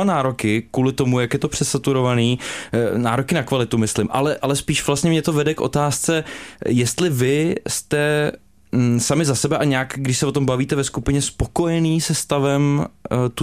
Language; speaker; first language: Czech; native; Czech